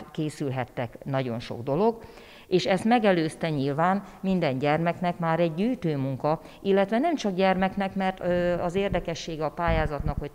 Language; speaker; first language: Hungarian; native; Hungarian